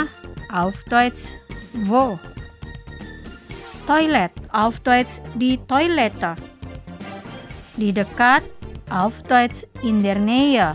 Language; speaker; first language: German; non-native, fluent; Indonesian